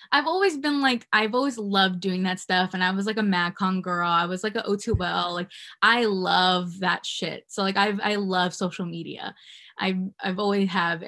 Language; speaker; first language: English; native; English